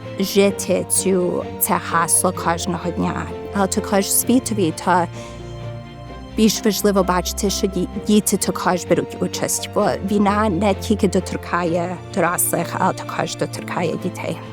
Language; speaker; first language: Ukrainian; early bilingual, heritage; Ukrainian